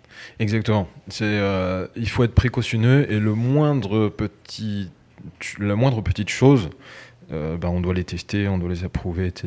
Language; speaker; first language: French; native; French